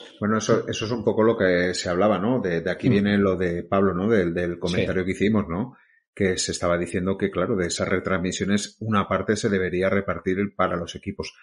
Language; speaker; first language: Spanish; native; Spanish